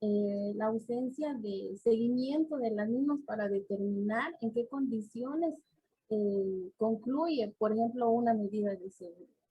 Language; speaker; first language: Spanish; native; Spanish